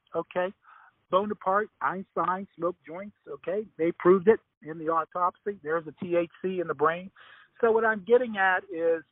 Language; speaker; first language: English; native; English